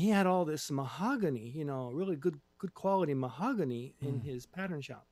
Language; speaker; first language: English; native; English